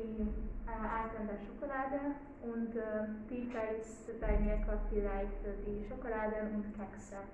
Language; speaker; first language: German; non-native, learner; Hungarian